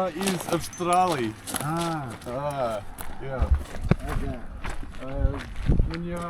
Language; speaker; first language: Russian; non-native, learner; English